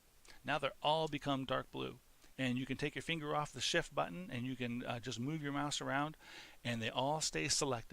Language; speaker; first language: English; native; English